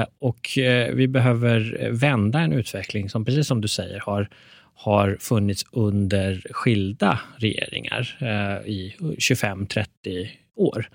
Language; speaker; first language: Swedish; early bilingual, other home language; Persian